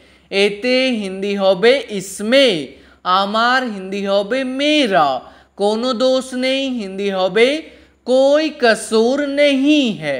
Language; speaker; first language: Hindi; non-native, local second language; Bangla